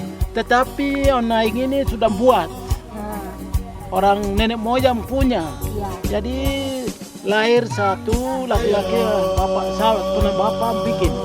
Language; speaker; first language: Indonesian; non-native, local second language; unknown